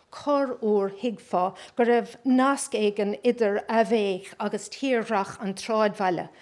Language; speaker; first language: Irish; native; Irish